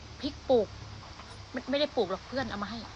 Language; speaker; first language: Thai; native; Thai